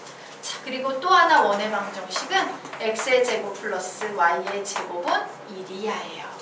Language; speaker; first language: Korean; native; Korean